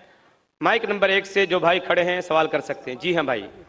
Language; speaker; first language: Hindi; native; Hindi